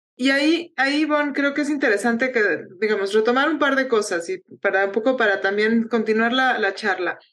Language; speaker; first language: Spanish; native; Spanish